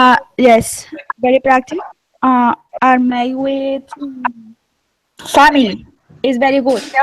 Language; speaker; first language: English; non-native, learner; Spanish